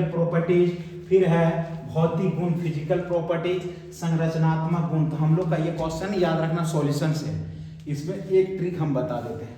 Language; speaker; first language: Hindi; native; Hindi